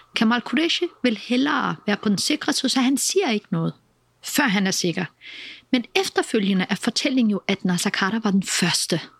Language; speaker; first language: Danish; early bilingual, other home language; Kurdish